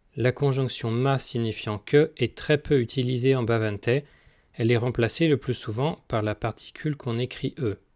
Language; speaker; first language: French; native; French